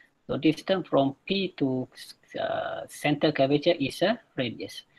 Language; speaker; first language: English; non-native, local second language; Malay